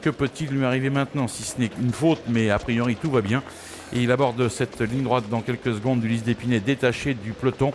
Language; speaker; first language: French; native; French